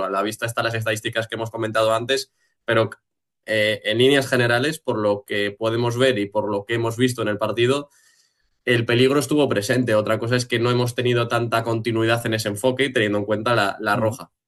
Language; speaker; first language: Spanish; native; Spanish